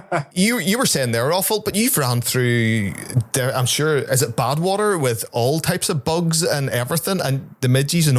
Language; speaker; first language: English; native; English